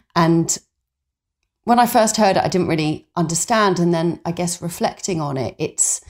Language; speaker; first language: English; native; English